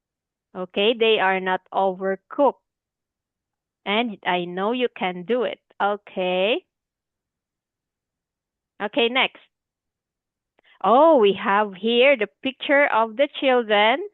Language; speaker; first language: English; non-native, fluent; Filipino